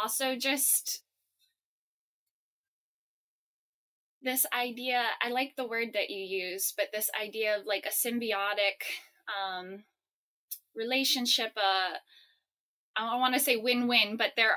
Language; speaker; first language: English; native; English